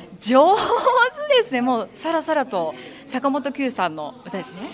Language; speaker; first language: Japanese; native; Japanese